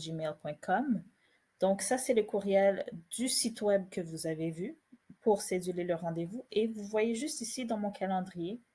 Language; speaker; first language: French; native; French